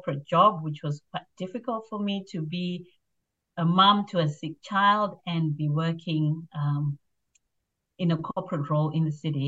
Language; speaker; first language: English; non-native, local second language; Shona